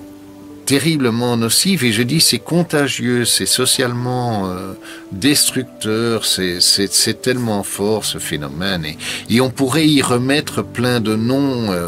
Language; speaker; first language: French; native; French